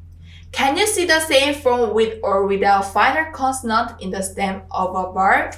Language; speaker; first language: English; non-native, fluent; Korean